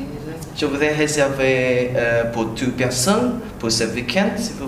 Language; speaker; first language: French; non-native, learner; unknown